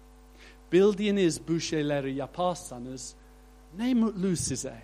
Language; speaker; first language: Turkish; non-native, fluent; English